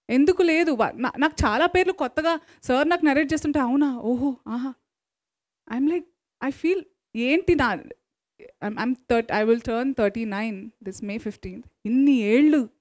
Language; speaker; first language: Telugu; native; Telugu